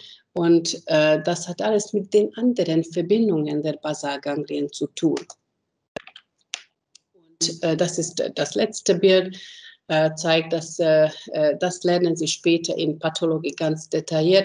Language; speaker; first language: German; non-native, fluent; Hungarian